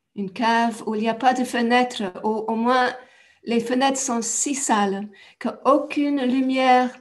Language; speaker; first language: French; non-native, fluent; English